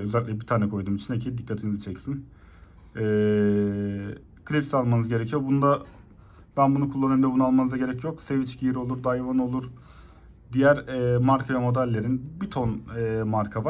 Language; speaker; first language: Turkish; native; Turkish